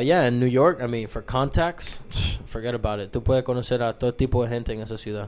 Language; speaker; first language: Spanish; early bilingual, heritage; Spanish